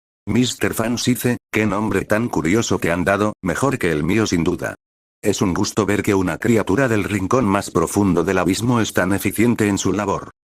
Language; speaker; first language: Spanish; native; Spanish